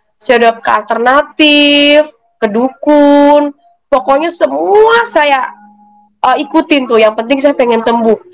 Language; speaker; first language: Indonesian; native; Indonesian